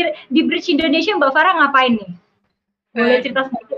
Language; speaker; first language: Indonesian; native; Indonesian